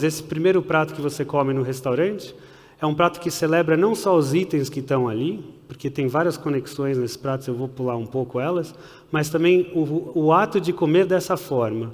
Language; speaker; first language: Portuguese; early bilingual, heritage; Portuguese